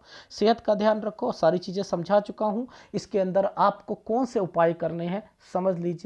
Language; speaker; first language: Hindi; native; Hindi